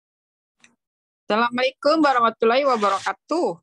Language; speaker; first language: Indonesian; native; Indonesian